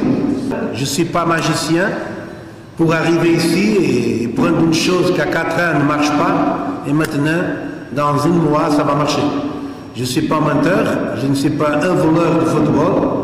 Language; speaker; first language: French; non-native, fluent; Portuguese